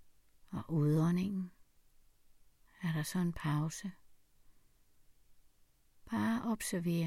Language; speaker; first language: Danish; native; Danish